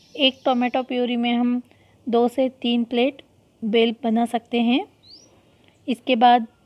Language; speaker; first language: Hindi; non-native, local second language; Kannada